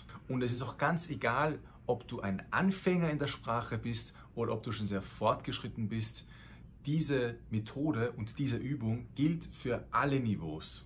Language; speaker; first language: German; non-native, fluent; Spanish